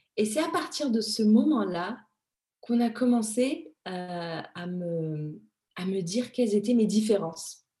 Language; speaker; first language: French; early bilingual, other home language; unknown